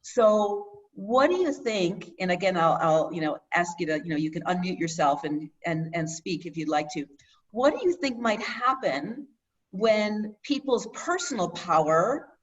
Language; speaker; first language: English; native; English